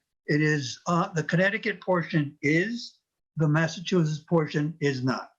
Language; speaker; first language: English; native; English